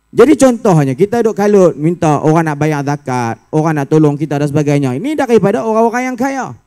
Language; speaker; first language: Malay; native; Malay